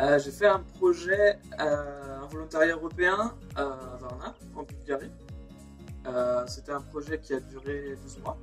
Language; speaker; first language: French; native; French